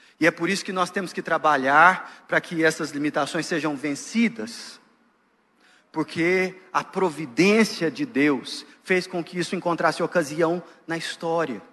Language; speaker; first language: Portuguese; native; Portuguese